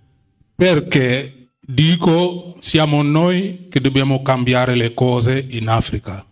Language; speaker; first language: Italian; non-native, fluent; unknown